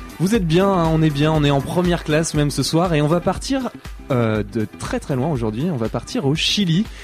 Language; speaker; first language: French; native; French